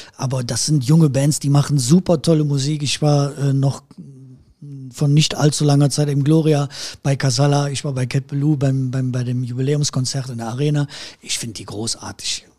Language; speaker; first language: German; native; German